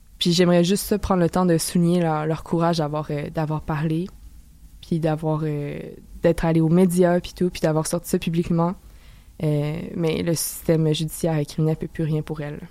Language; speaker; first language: French; native; French